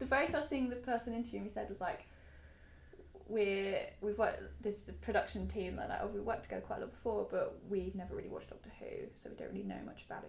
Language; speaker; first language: English; native; English